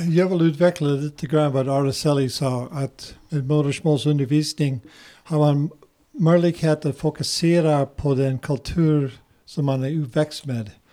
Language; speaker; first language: Swedish; non-native, fluent; English